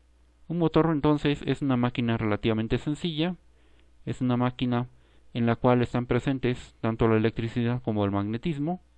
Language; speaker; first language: Spanish; native; Spanish